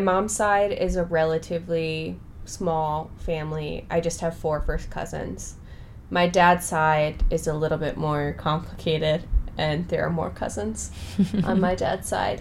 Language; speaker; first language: English; native; English